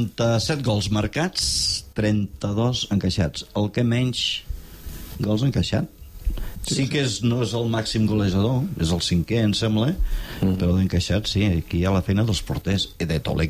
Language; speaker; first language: Catalan; native; Catalan